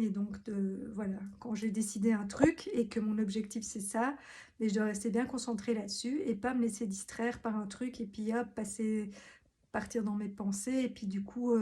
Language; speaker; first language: French; native; French